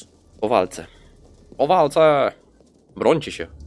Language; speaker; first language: Polish; native; Polish